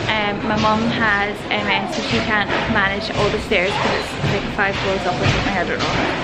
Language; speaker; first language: English; native; English